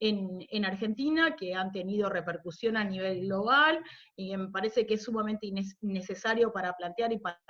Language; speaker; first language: Spanish; native; Spanish